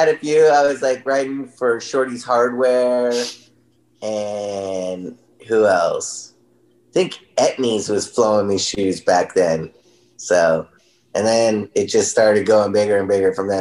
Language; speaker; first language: English; native; English